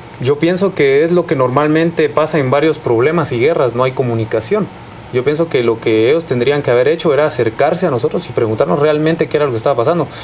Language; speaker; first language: Spanish; native; Spanish